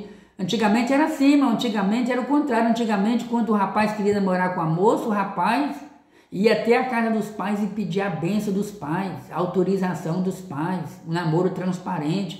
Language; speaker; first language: Portuguese; native; Portuguese